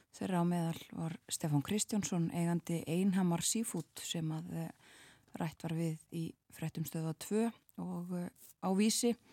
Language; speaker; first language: Icelandic; native; Icelandic